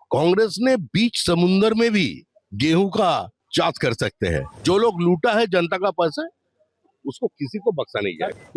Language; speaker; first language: Hindi; non-native, local second language; Bangla